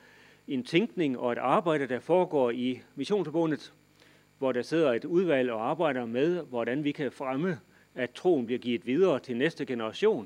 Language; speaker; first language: Danish; native; Danish